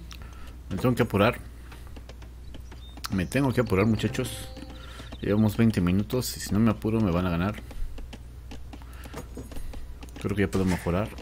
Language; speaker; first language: Spanish; native; Spanish